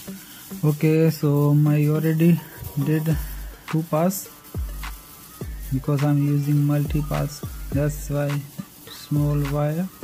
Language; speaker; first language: English; non-native, learner; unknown